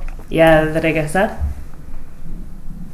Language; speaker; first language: Spanish; non-native, learner; English